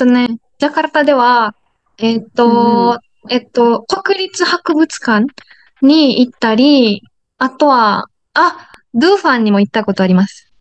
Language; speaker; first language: Japanese; native; Japanese